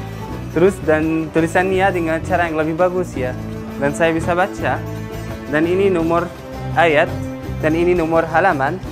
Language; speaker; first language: Indonesian; non-native, learner; Arabic